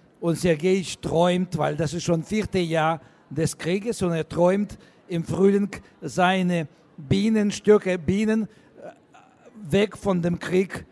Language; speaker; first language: German; non-native, learner; Russian